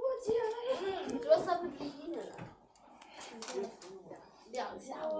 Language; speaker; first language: Chinese; native; Chinese